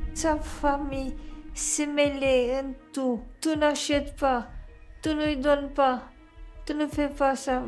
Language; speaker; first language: French; non-native, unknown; Romanian